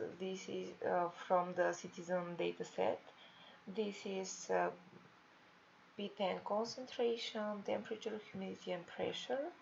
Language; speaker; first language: English; non-native, fluent; Bulgarian